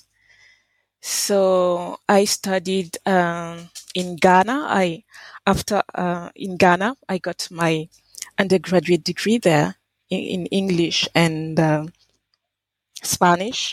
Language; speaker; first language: English; non-native, fluent; French